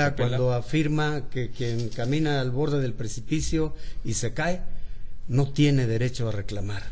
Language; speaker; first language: Spanish; native; Spanish